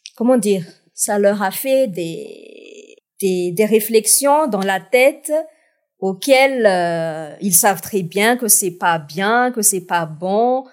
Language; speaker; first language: French; non-native, local second language; Malagasy